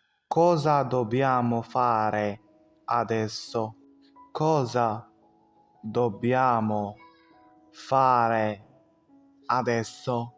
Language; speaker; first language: Italian; non-native, fluent; Arabic